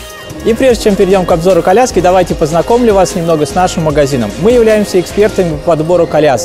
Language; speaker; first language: Russian; native; Russian